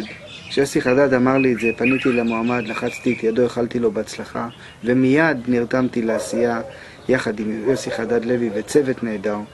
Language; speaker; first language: Hebrew; native; Hebrew